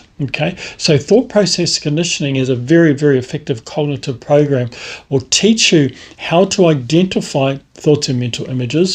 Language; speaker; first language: English; native; English